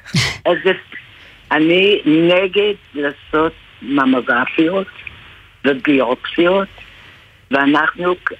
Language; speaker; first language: Hebrew; non-native, fluent; English